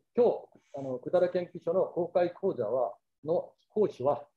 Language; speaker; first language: Japanese; non-native, fluent; Korean